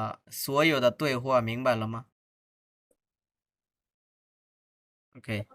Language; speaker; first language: Chinese; non-native, fluent; Bangla